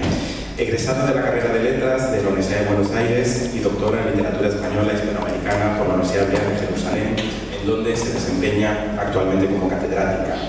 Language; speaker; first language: Spanish; native; Spanish